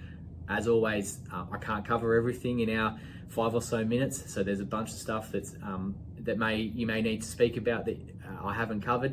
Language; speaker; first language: English; native; English